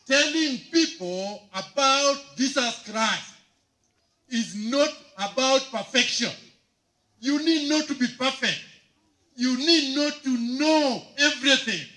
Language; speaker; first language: English; non-native, local second language; Swahili